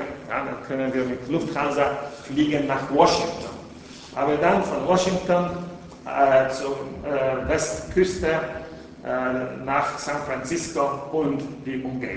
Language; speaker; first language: German; non-native, fluent; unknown